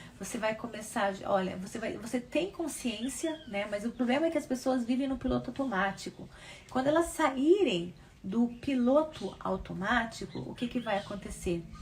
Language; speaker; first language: Portuguese; native; Portuguese